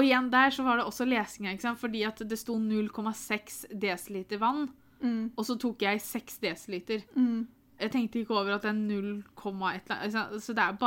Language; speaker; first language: Norwegian; native; Norwegian